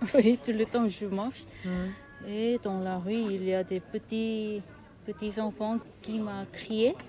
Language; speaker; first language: French; non-native, learner; Korean